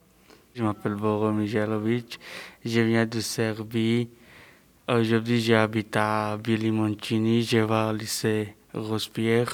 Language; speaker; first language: French; non-native, fluent; Serbian